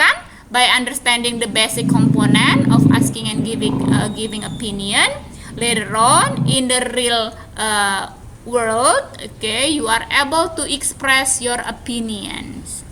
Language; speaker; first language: English; non-native, fluent; Indonesian